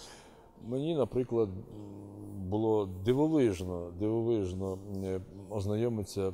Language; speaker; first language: Ukrainian; native; Ukrainian